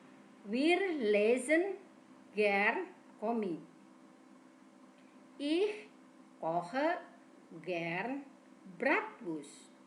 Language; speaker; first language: German; non-native, fluent; Indonesian